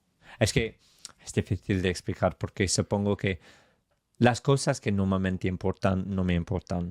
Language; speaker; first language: Spanish; non-native, fluent; English